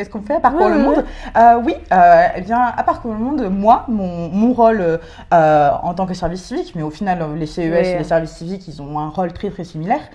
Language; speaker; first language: French; native; French